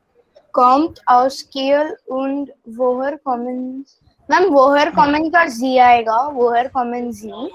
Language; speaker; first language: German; non-native, learner; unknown